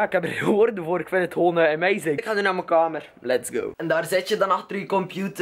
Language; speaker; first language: Dutch; native; Dutch